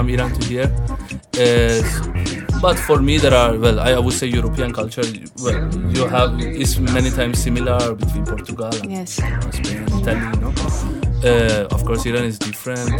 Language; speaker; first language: English; non-native, fluent; Persian